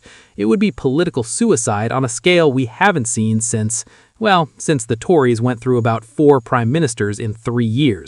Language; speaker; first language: English; native; English